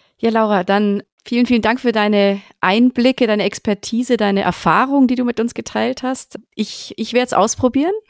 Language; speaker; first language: German; native; German